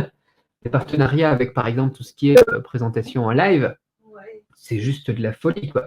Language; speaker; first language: French; native; French